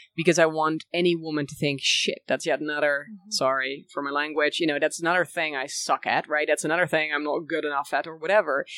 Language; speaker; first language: English; early bilingual, other home language; Dutch